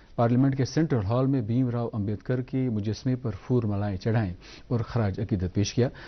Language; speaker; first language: Hindi; non-native, local second language; Kashmiri